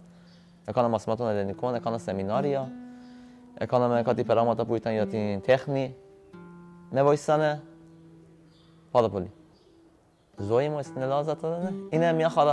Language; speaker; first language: Greek; non-native, learner; Persian